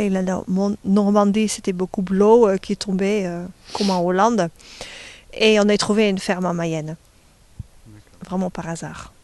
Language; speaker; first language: French; non-native, learner; Dutch